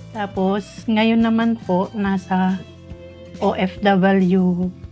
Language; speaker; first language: Filipino; non-native, local second language; Iloko